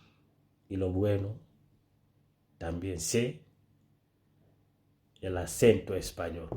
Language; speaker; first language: Spanish; non-native, fluent; Fula